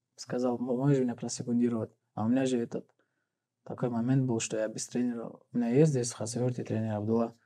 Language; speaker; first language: Russian; non-native, local second language; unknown